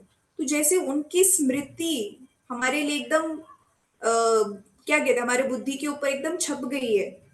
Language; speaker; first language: Hindi; native; Hindi